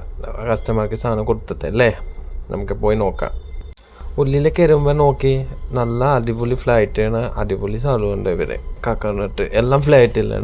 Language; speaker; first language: Malayalam; non-native, learner; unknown